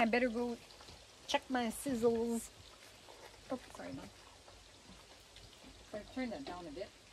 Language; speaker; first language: English; early bilingual, other home language; French